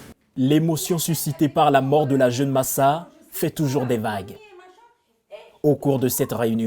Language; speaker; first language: French; native; French